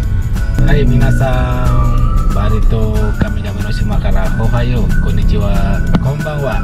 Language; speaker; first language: Japanese; non-native, learner; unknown